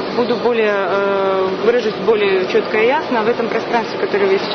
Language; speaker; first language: Russian; native; Russian